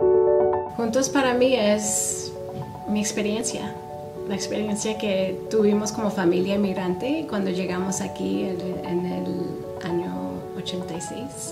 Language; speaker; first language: Spanish; early bilingual, heritage; Spanish